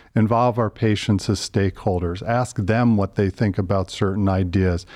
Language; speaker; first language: English; native; English